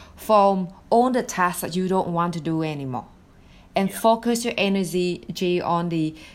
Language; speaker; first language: English; non-native, fluent; Vietnamese